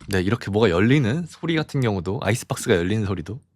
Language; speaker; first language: Korean; native; Korean